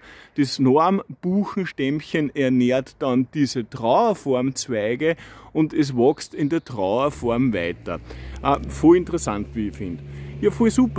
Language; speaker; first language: German; native; German